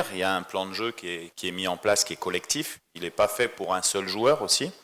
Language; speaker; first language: French; native; French